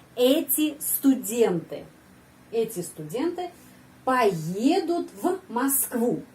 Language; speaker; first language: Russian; non-native, fluent; Indonesian